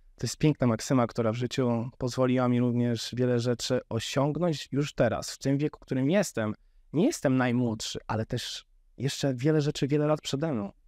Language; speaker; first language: Polish; native; Polish